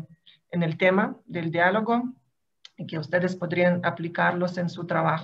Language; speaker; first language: Spanish; non-native, fluent; Hebrew